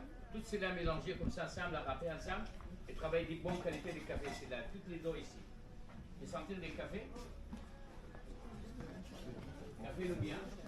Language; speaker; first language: French; non-native, learner; Arabic